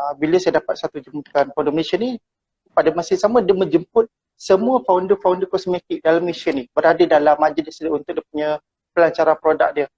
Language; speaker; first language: Malay; native; Malay